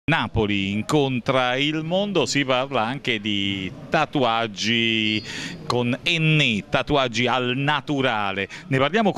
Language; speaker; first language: Italian; native; Italian